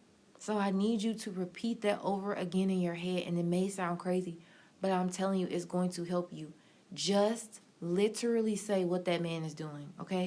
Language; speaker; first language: English; native; English